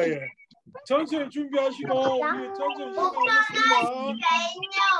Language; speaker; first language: Korean; native; Korean